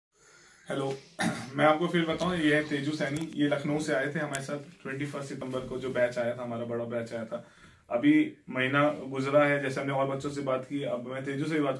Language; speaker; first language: Hindi; native; Hindi